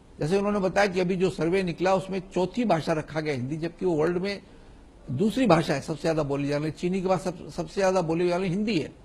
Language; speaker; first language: Hindi; native; Hindi